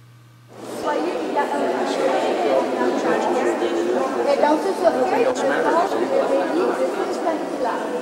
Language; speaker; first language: French; non-native, learner; Polish